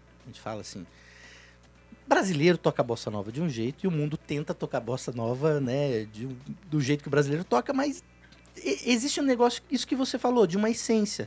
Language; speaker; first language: Portuguese; native; Portuguese